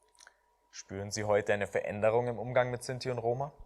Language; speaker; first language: German; native; German